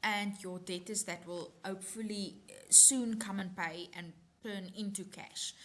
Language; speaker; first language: English; non-native, local second language; Afrikaans